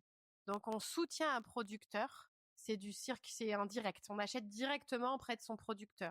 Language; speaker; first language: French; native; French